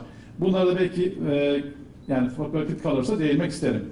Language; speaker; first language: Turkish; native; Turkish